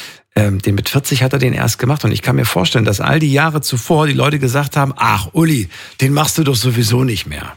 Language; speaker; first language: German; native; German